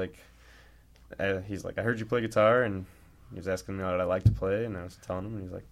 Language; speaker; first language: English; native; English